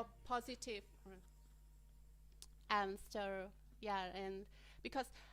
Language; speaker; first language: English; non-native, learner; Vietnamese